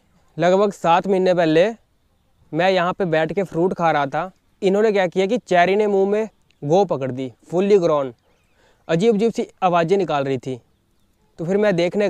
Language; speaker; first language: Hindi; native; Hindi